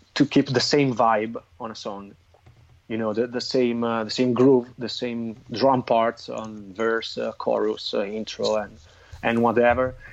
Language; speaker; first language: English; non-native, fluent; Italian